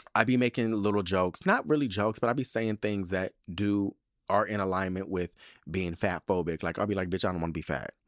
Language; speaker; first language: English; native; English